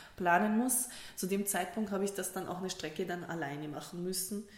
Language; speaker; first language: German; early bilingual, other home language; Russian